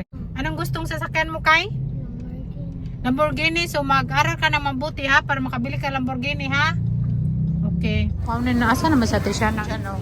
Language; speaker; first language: Filipino; non-native, local second language; Cebuano